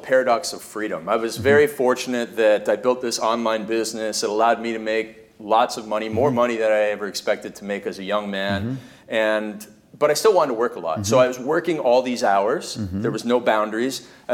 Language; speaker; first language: English; native; English